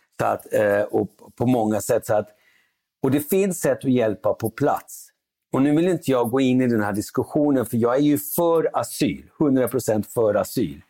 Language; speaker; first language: Swedish; early bilingual, other home language; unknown